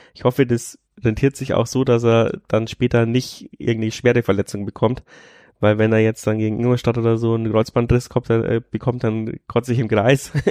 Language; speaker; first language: German; native; German